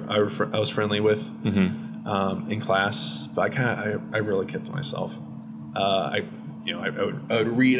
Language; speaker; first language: English; native; English